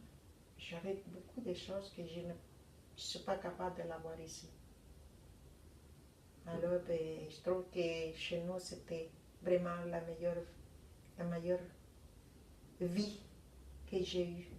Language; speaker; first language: French; non-native, fluent; Spanish